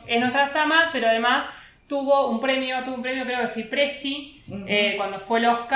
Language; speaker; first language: Spanish; native; Spanish